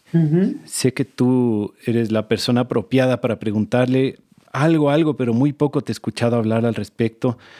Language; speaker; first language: Spanish; native; Spanish